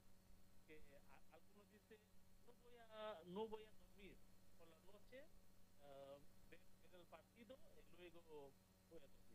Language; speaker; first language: Spanish; non-native, learner; Bangla